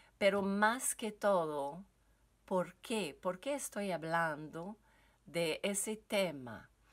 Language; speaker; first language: Spanish; non-native, fluent; French